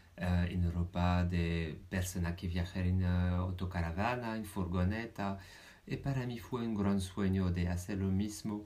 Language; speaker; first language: Spanish; non-native, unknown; French